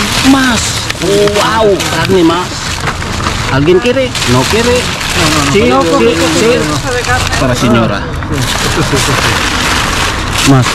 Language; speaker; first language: Spanish; non-native, learner; Filipino